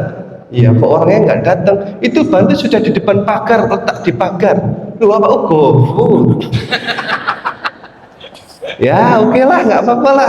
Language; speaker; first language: Indonesian; native; Indonesian